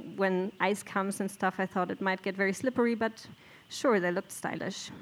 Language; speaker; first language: English; non-native, fluent; German